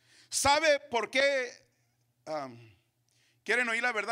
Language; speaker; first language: Spanish; early bilingual, heritage; Spanish